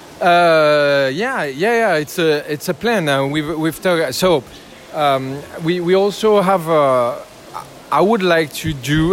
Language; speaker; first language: English; non-native, learner; French